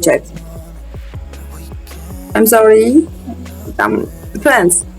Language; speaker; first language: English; non-native, learner; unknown